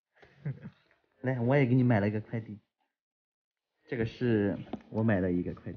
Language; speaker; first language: Chinese; native; Chinese